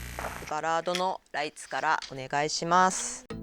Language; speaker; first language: Japanese; native; Japanese